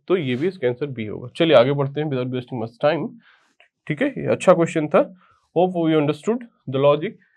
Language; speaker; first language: Hindi; native; Hindi